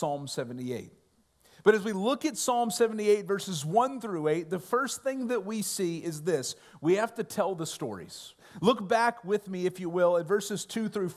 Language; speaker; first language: English; native; English